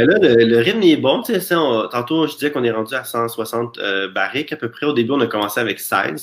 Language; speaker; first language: French; native; French